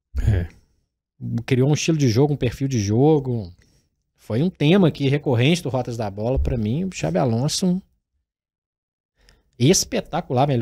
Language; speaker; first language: Portuguese; native; Portuguese